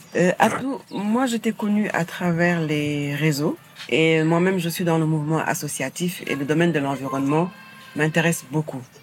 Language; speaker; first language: French; non-native, local second language; Wolof